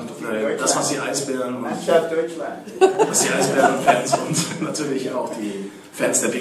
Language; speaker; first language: German; native; German